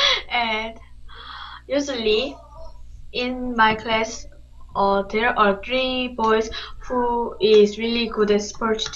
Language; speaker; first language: English; non-native, learner; Korean